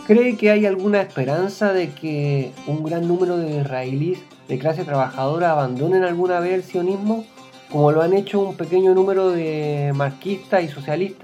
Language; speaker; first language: Spanish; native; Spanish